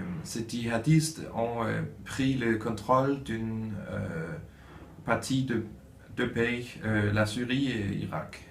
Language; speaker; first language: French; non-native, learner; Danish